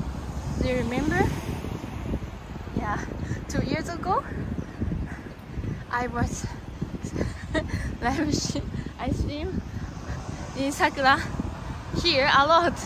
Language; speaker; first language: English; non-native, learner; Japanese